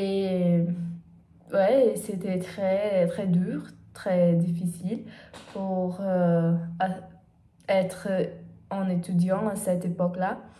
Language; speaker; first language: French; non-native, learner; Portuguese